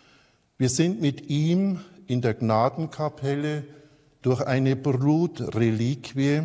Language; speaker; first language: German; native; German